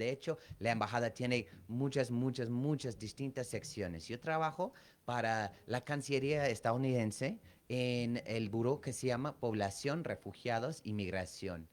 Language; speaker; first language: Spanish; non-native, fluent; English